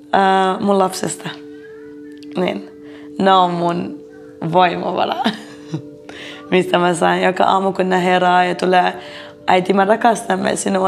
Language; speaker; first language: Finnish; non-native, fluent; Arabic